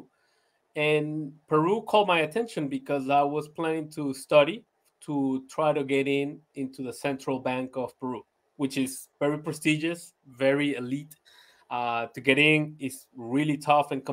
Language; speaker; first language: English; non-native, fluent; Spanish